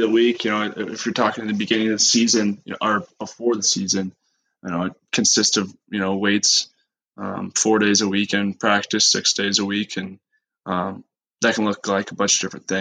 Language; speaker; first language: English; native; English